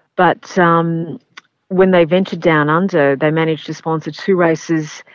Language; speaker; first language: English; native; English